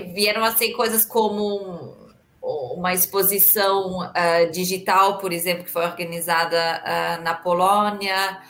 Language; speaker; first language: Portuguese; non-native, fluent; German